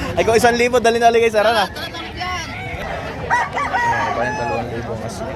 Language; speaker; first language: Filipino; native; Filipino